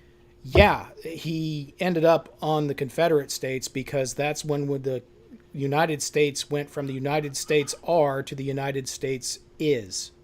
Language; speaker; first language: English; native; English